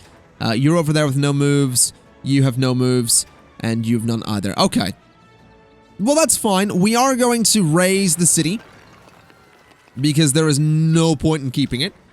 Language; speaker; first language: English; native; English